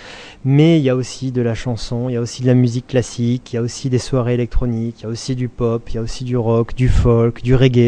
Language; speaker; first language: French; native; French